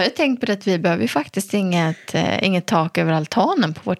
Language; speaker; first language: Swedish; native; Swedish